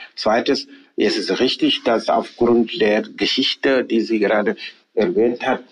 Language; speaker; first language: German; non-native, fluent; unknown